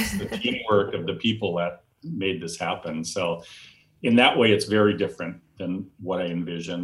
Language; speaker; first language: English; native; English